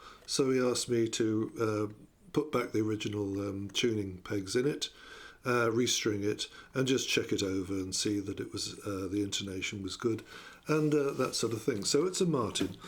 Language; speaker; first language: English; native; English